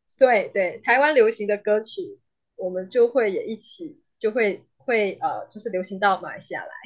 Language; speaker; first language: Chinese; native; Chinese